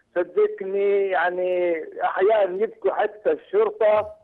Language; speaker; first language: Arabic; native; Arabic